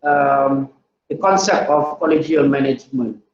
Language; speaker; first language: English; non-native, local second language; Malay